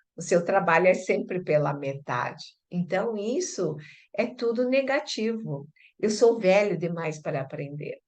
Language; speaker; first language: Portuguese; early bilingual, other home language; Chinese